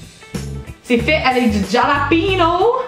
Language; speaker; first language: French; native; French